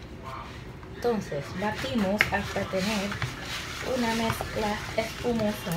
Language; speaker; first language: Spanish; native; Spanish